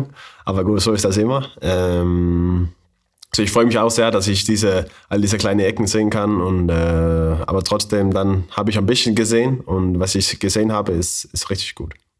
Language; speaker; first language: German; non-native, learner; Faroese